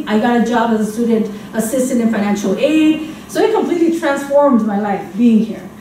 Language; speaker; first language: English; native; English